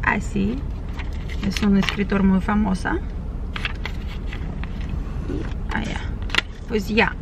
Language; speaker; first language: Spanish; non-native, fluent; Ukrainian